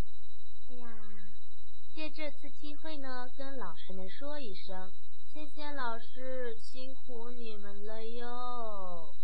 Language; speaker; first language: Chinese; non-native, fluent; Mongolian